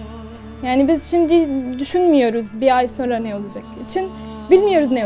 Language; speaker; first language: Turkish; non-native, learner; Arabic